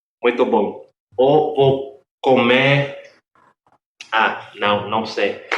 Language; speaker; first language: Portuguese; non-native, learner; English